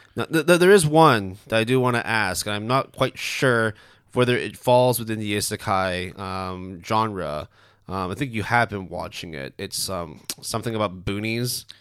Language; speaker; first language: English; non-native, fluent; Cantonese